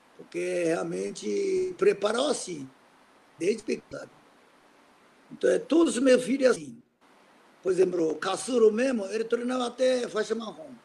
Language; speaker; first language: Portuguese; non-native, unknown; Japanese